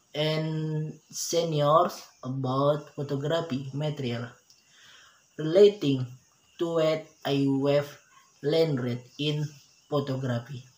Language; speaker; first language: English; non-native, learner; Indonesian